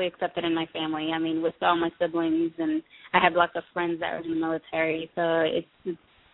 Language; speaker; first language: English; native; English